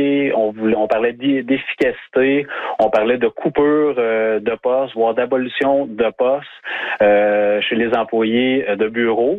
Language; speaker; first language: French; native; French